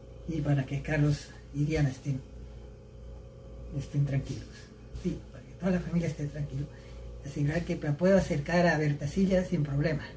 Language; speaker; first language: Spanish; early bilingual, heritage; Spanish